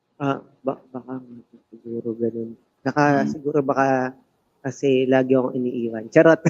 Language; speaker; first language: Filipino; native; Filipino